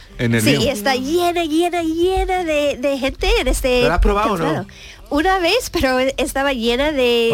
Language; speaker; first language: Spanish; non-native, learner; English